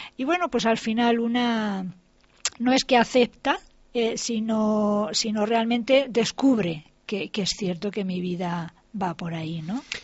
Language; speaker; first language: Spanish; native; Spanish